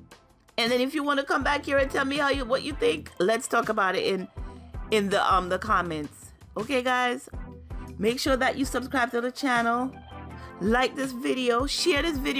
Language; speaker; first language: English; native; English